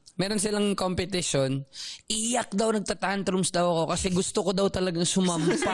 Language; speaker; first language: Filipino; non-native, local second language; Cebuano